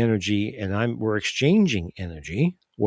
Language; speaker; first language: English; native; English